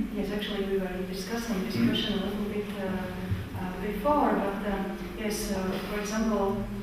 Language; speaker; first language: English; non-native, fluent; Latvian